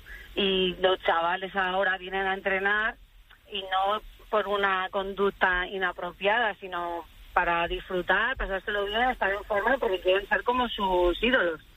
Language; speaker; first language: Spanish; native; Spanish